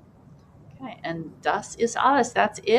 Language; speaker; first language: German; non-native, fluent; English